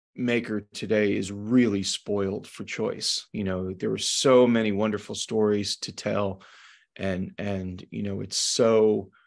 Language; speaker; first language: English; native; English